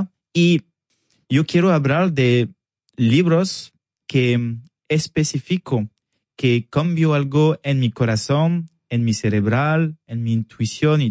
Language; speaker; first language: Spanish; non-native, learner; French